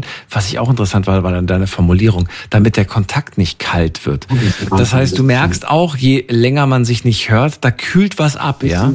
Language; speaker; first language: German; native; German